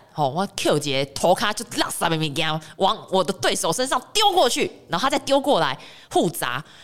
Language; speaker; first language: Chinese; native; Chinese